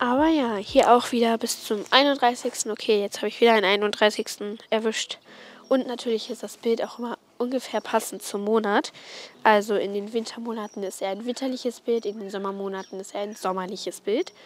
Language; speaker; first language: German; native; German